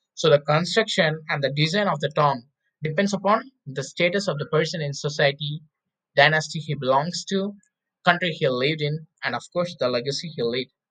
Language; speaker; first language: English; non-native, local second language; Telugu